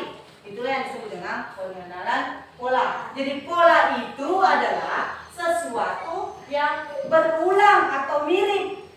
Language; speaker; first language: Indonesian; native; Indonesian